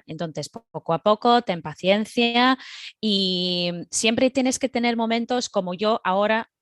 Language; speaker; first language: Spanish; non-native, fluent; English